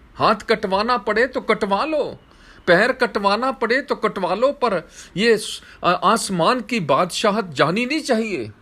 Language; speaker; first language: Hindi; non-native, local second language; Punjabi